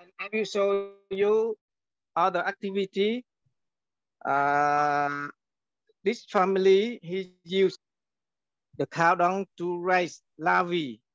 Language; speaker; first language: English; non-native, learner; Vietnamese